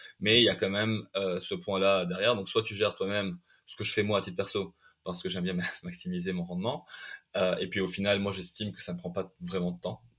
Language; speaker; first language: French; non-native, local second language; Arabic